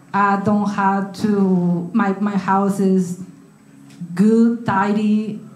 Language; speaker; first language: English; non-native, learner; Spanish